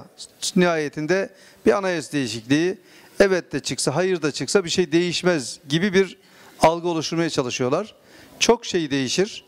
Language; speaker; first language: Turkish; native; Turkish